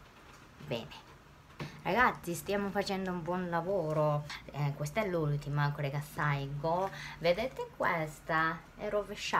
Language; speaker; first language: Italian; non-native, fluent; Japanese